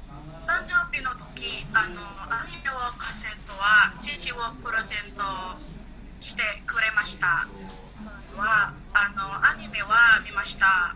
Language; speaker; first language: Japanese; non-native, learner; Indonesian